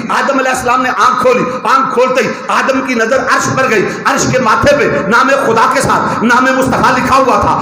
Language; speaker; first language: Urdu; non-native, local second language; Punjabi